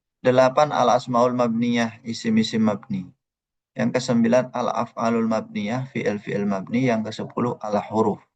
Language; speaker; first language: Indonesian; native; Indonesian